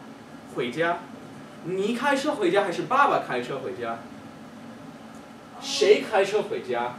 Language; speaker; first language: Chinese; non-native, fluent; English